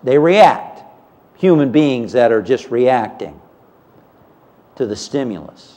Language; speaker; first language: English; native; English